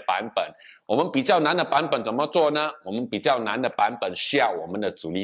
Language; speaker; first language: Chinese; non-native, local second language; English